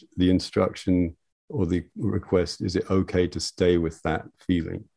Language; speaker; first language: English; native; English